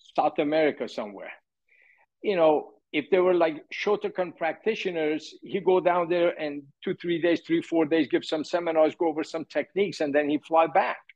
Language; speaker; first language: English; early bilingual, other home language; Persian